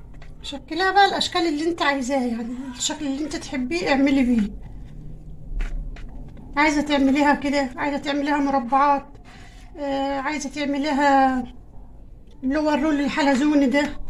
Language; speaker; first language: Arabic; native; Arabic